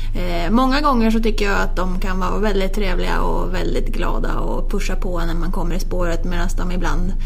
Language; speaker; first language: Swedish; native; Swedish